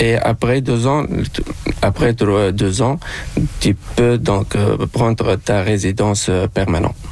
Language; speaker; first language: French; non-native, local second language; Arabic